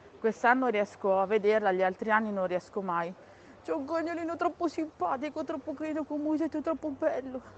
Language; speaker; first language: Italian; native; Italian